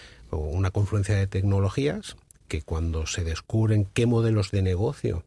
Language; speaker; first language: Spanish; native; Spanish